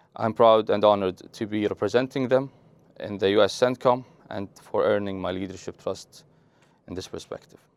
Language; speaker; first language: English; non-native, fluent; Arabic